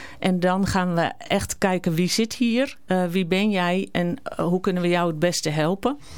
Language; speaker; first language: Dutch; native; Dutch